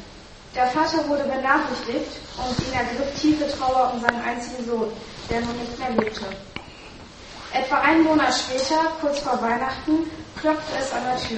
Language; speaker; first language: German; native; German